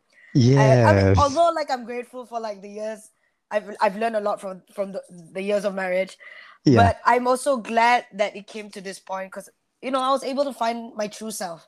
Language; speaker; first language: English; non-native, local second language; Malay